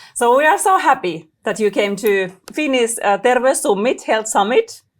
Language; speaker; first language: English; non-native, fluent; Finnish